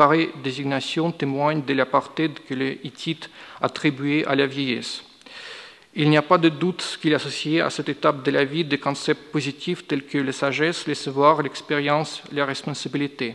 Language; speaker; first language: French; non-native, fluent; Russian